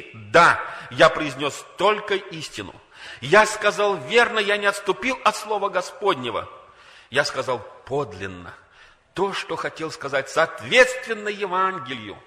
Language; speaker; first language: Russian; native; Russian